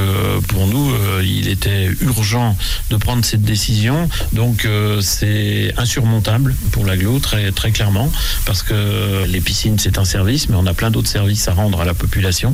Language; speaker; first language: French; native; French